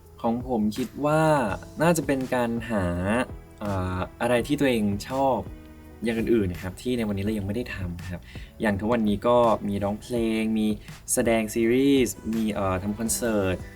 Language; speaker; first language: Thai; native; Thai